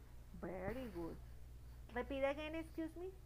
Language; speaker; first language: English; non-native, learner; Spanish